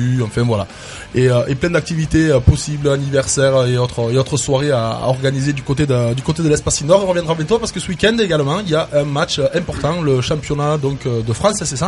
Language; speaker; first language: French; native; French